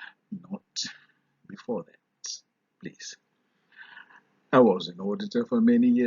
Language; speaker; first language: English; non-native, local second language; Malay